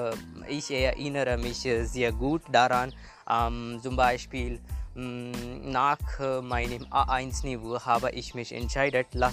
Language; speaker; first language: German; non-native, learner; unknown